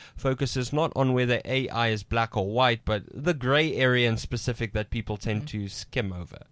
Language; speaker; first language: English; non-native, local second language; Afrikaans